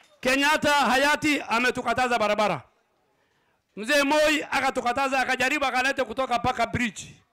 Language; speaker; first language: Swahili; non-native, local second language; Somali